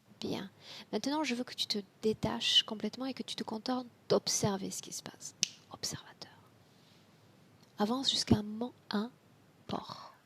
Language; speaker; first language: French; native; French